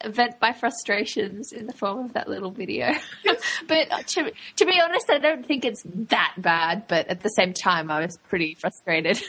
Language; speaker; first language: English; native; English